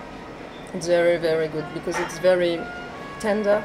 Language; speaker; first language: English; non-native, learner; French